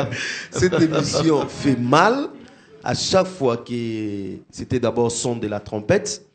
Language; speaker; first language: French; non-native, local second language; Lingala